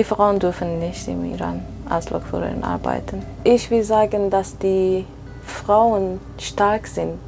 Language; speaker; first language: German; non-native, fluent; Persian